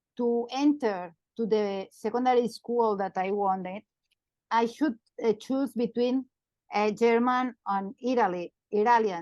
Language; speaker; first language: English; non-native, learner; Catalan